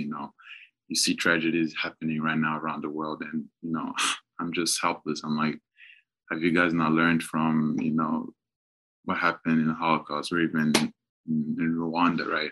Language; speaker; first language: English; non-native, local second language; Kinyarwanda